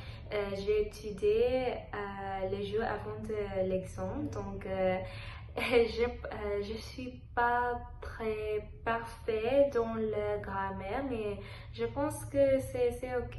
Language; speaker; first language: French; non-native, learner; Telugu